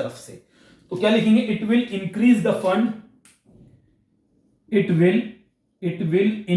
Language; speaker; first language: Hindi; native; Hindi